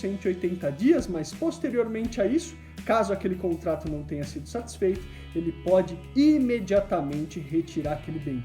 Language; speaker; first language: Portuguese; native; Portuguese